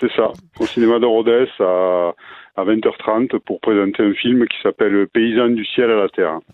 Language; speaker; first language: French; native; French